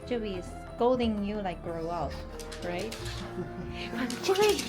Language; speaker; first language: English; non-native, learner; Korean